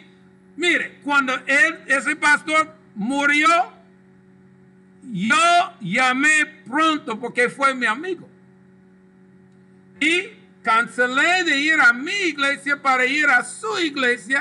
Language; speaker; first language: Spanish; non-native, local second language; English